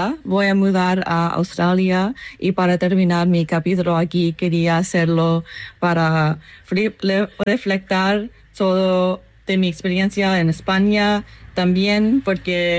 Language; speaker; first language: Spanish; non-native, learner; English